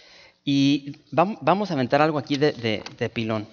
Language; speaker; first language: Spanish; native; Spanish